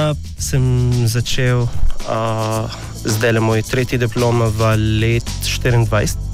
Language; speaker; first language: Slovenian; non-native, learner; Arabic